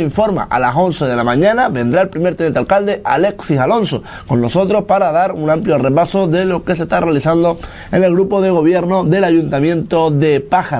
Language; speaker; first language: Spanish; native; Spanish